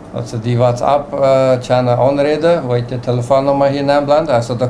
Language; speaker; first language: German; non-native, local second language; Plautdietsch